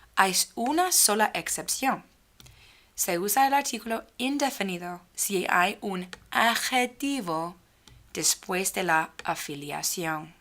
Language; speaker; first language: Spanish; non-native, fluent; English